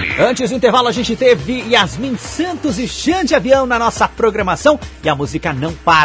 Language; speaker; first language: Portuguese; native; Portuguese